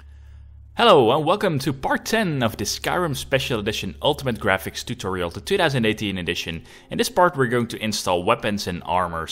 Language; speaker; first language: English; non-native, fluent; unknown